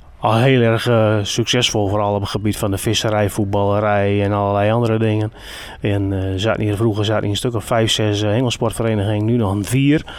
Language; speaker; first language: Dutch; native; Dutch